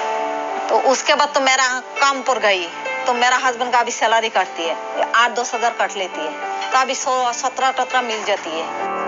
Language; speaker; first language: Hindi; non-native, local second language; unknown